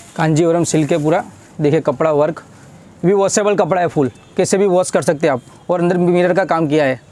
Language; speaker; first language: Hindi; non-native, local second language; Gujarati